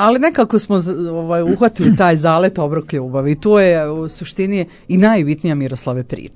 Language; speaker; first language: Croatian; native; Croatian